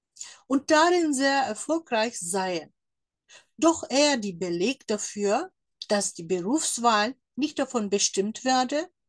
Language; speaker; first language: German; non-native, fluent; Turkish